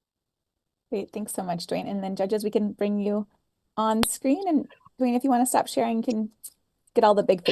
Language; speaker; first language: English; native; English